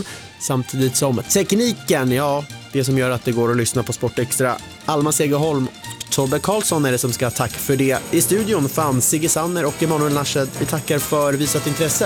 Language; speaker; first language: Swedish; native; Swedish